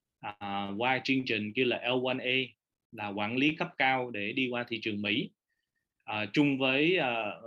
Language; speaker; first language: Vietnamese; early bilingual, heritage; Vietnamese